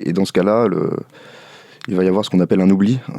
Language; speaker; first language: French; native; French